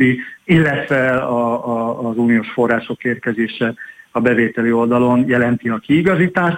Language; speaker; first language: Hungarian; native; Hungarian